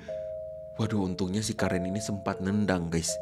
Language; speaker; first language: Indonesian; native; Indonesian